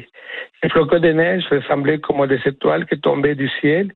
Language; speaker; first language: French; non-native, fluent; Spanish